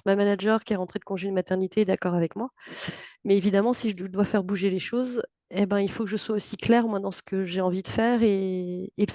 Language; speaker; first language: French; native; French